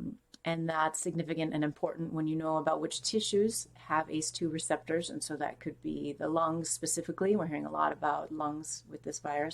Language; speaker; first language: English; native; English